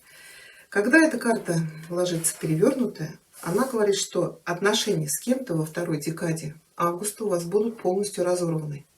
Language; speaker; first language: Russian; native; Russian